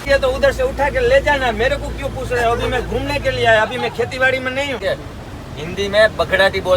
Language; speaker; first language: Hindi; non-native, local second language; Gujarati